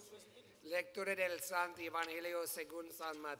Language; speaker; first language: Spanish; non-native, learner; English